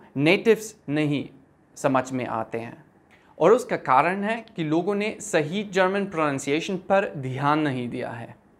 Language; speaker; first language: Hindi; non-native, fluent; German